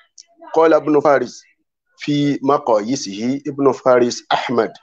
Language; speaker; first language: Arabic; non-native, fluent; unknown